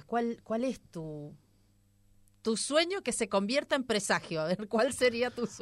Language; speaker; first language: Spanish; native; Spanish